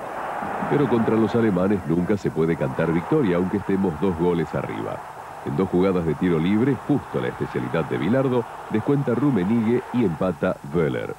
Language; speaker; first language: Spanish; native; Spanish